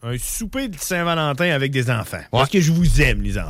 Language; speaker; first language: French; native; French